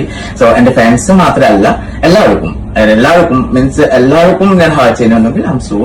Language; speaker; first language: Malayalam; non-native, fluent; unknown